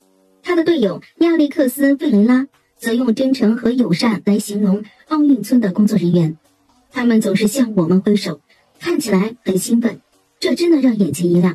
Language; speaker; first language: Chinese; native; Chinese